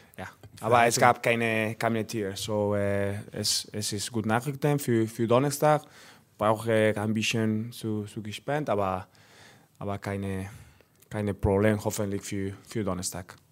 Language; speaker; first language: German; non-native, learner; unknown